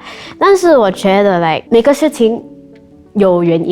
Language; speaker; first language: Chinese; non-native, local second language; English